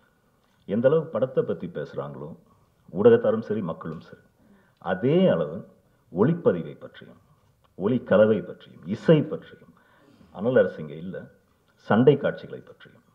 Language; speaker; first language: Tamil; native; Tamil